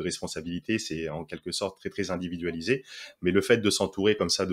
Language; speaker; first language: French; native; French